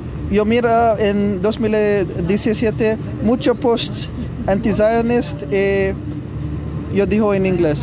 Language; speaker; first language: Spanish; non-native, learner; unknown